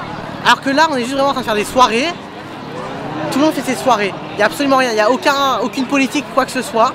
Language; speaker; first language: French; native; French